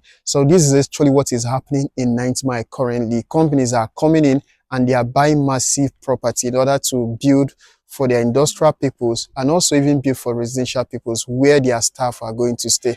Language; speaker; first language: English; non-native, local second language; Igbo